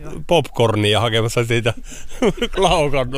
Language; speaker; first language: Finnish; native; Finnish